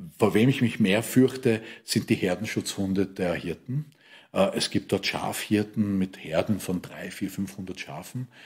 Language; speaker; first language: German; native; German